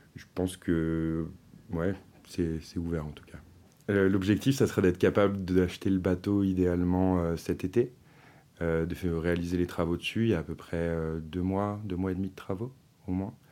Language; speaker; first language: French; native; French